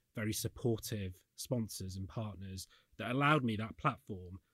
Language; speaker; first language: English; native; English